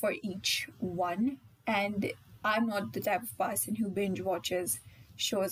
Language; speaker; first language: English; non-native, local second language; Hindi